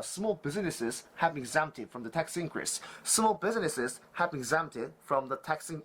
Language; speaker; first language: English; non-native, fluent; Korean